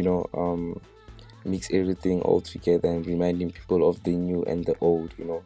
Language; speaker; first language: English; non-native, local second language; Southern Sotho